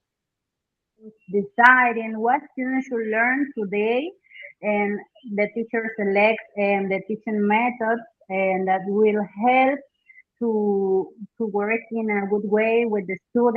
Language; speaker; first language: English; non-native, fluent; Spanish